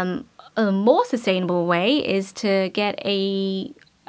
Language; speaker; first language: English; native; English